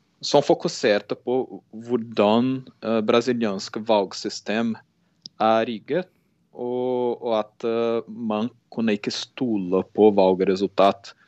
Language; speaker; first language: Norwegian; non-native, fluent; Portuguese